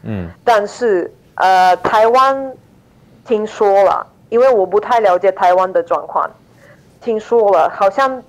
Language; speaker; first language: Chinese; non-native, fluent; Ukrainian